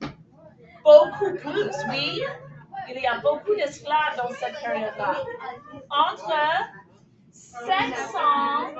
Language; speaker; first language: French; non-native, fluent; English